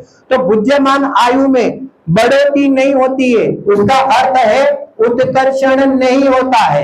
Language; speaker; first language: Hindi; non-native, local second language; Gujarati